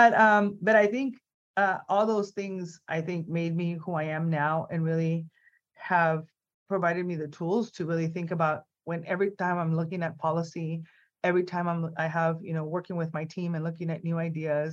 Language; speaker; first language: English; non-native, fluent; Spanish